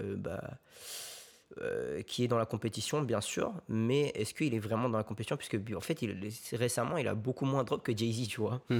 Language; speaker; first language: French; early bilingual, other home language; Korean